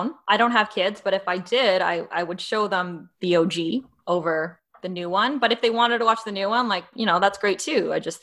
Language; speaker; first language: English; native; English